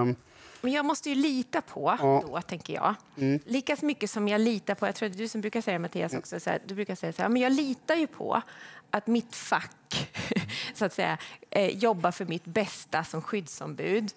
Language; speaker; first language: Swedish; native; Swedish